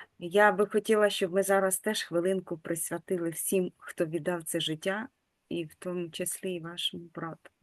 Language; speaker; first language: Ukrainian; native; Ukrainian